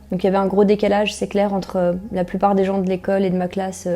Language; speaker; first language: French; native; French